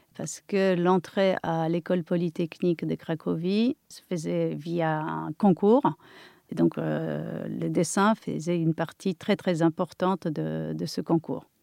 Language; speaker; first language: French; non-native, fluent; Polish